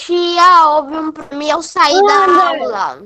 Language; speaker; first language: Portuguese; native; Portuguese